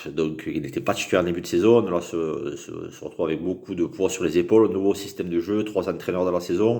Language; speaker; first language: French; native; French